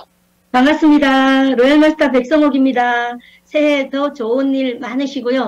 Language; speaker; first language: Korean; native; Korean